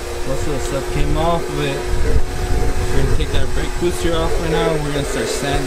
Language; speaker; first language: English; early bilingual, other home language; Spanish